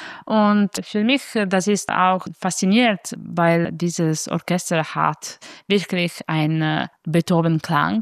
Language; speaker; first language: German; non-native, learner; Italian